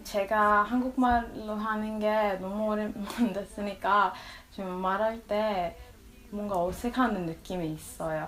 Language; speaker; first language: Korean; non-native, learner; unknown